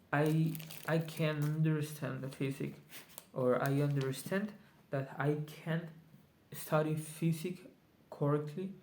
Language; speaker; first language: English; non-native, learner; Spanish